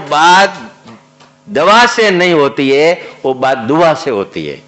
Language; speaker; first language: Hindi; non-native, local second language; Gujarati